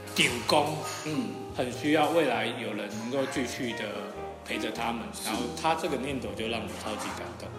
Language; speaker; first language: Chinese; non-native, local second language; Min Nan Chinese